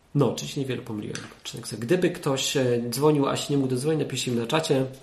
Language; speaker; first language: Polish; native; Polish